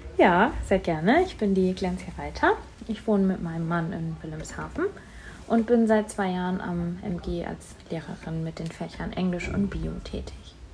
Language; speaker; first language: German; native; German